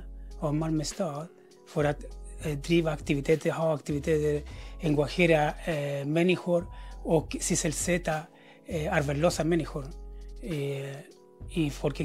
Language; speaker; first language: Swedish; non-native, fluent; Spanish